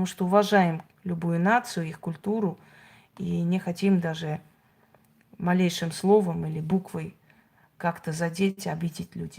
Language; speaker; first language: Russian; native; Russian